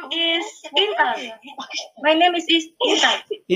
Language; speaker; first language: English; non-native, learner; Indonesian